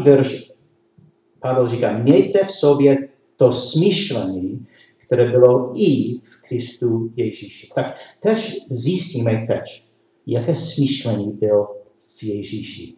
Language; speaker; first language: Czech; non-native, learner; English